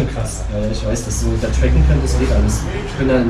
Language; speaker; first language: German; native; German